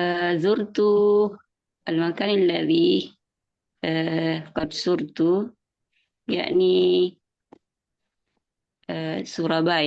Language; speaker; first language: Arabic; non-native, learner; Indonesian